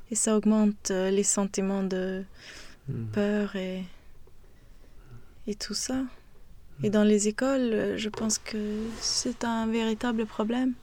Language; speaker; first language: French; non-native, fluent; Swedish